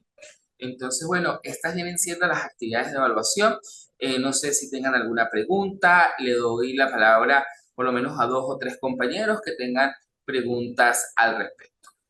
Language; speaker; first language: Spanish; native; Spanish